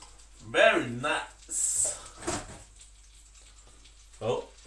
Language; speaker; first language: English; non-native, learner; Danish